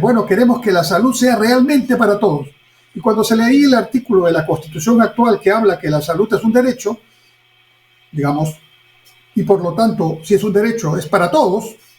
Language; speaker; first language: Spanish; native; Spanish